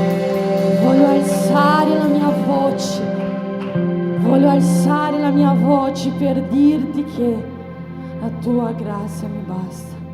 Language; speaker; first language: Italian; non-native, fluent; Portuguese